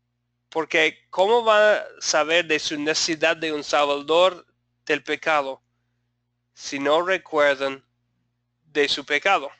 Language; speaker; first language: Spanish; non-native, fluent; English